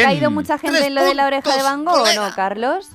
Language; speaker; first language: Spanish; native; Spanish